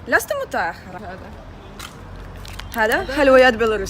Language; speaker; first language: Arabic; non-native, learner; Russian